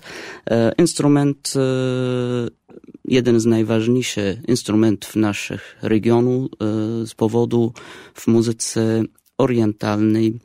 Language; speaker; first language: Polish; non-native, fluent; Arabic